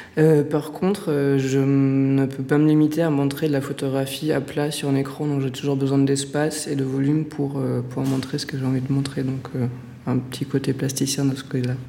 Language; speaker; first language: French; non-native, fluent; German